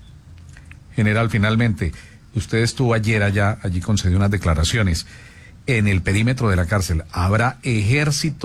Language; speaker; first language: Spanish; native; Spanish